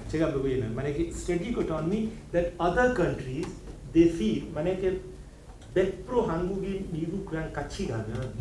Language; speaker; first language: Korean; non-native, learner; Hindi